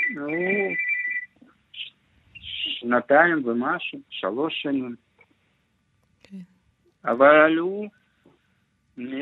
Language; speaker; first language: Hebrew; non-native, learner; Russian